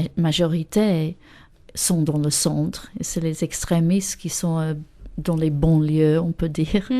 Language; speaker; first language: French; non-native, fluent; English